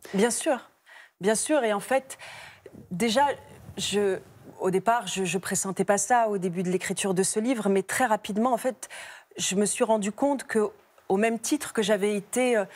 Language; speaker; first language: French; native; French